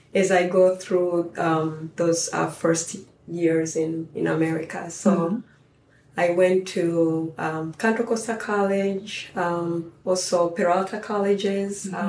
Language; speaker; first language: English; non-native, local second language; Swahili